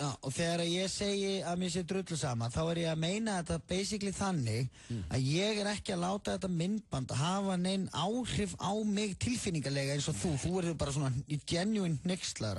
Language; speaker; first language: Icelandic; native; Icelandic